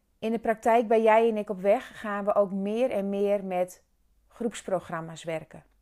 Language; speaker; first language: Dutch; non-native, local second language; Western Frisian